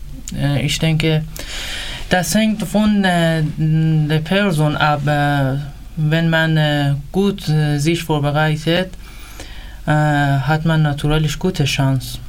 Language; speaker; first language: German; non-native, learner; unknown